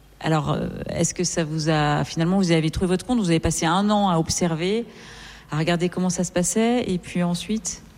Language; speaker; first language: French; native; French